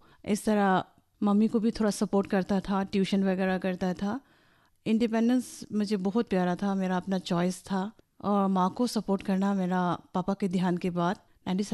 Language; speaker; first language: Hindi; non-native, local second language; Bangla